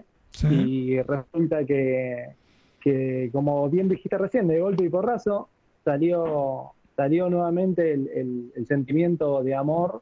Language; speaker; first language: Spanish; native; Spanish